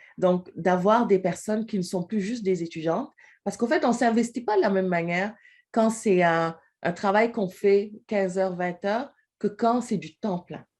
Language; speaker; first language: French; non-native, local second language; Wolof